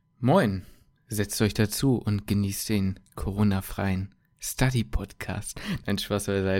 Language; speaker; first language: German; native; German